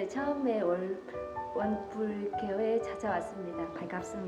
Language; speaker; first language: Korean; non-native, learner; Vietnamese